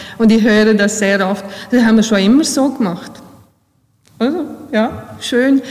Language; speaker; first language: German; early bilingual, other home language; Bosnian